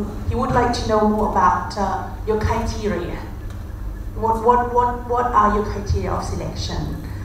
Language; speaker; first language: English; non-native, fluent; Thai